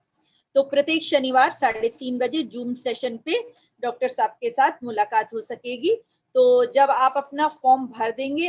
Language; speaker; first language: Hindi; native; Hindi